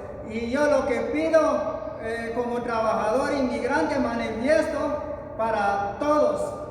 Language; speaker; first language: Spanish; non-native, local second language; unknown